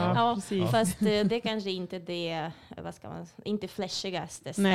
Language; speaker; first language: Swedish; non-native, fluent; Russian